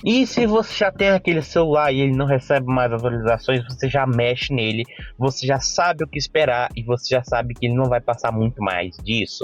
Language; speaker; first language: Portuguese; native; Portuguese